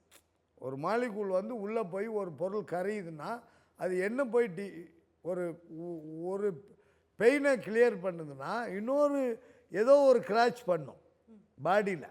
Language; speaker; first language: Tamil; native; Tamil